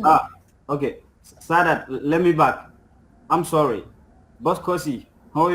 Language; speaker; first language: English; non-native, fluent; French